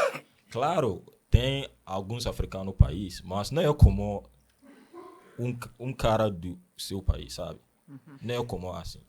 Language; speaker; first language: Portuguese; non-native, learner; Akan